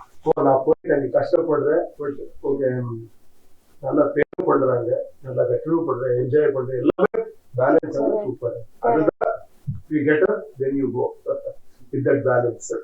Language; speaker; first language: Tamil; non-native, learner; Kannada